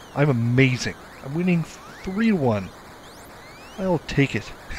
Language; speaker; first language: English; native; English